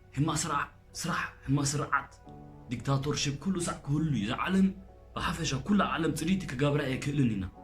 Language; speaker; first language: Tigrinya; early bilingual, heritage; Tigrinya